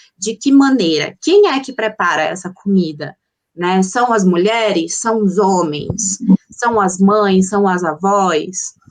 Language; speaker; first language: Portuguese; early bilingual, other home language; Spanish